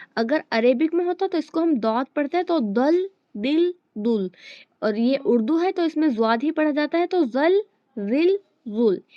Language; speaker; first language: Hindi; native; Hindi